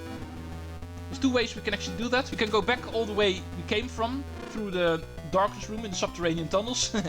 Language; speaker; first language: English; non-native, fluent; Dutch